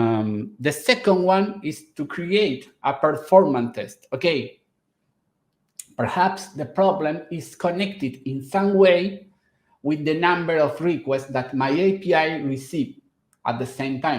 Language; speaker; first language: English; non-native, fluent; Spanish